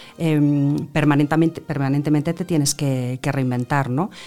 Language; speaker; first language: Spanish; native; Spanish